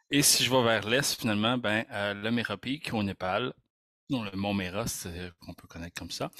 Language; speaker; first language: French; native; French